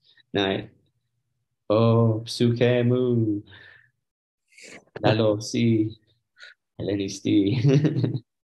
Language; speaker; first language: Greek; non-native, learner; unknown